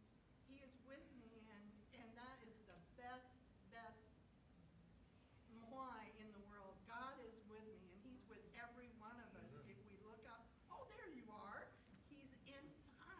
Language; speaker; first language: English; native; English